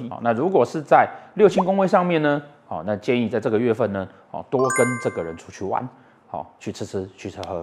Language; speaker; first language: Chinese; native; Chinese